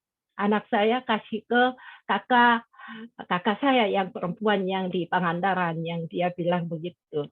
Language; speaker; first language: Indonesian; non-native, fluent; Korean